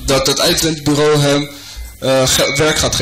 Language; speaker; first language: Dutch; non-native, fluent; French